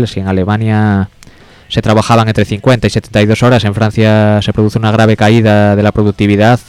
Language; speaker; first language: Spanish; native; Spanish